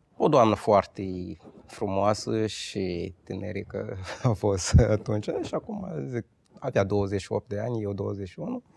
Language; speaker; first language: Romanian; non-native, fluent; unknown